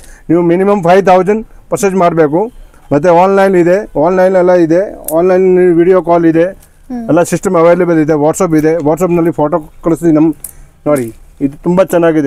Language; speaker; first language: Kannada; non-native, local second language; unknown